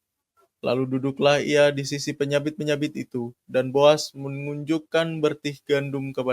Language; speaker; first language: Indonesian; native; Indonesian